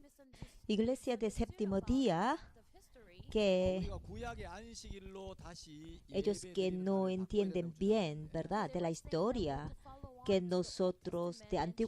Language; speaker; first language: Spanish; non-native, fluent; Korean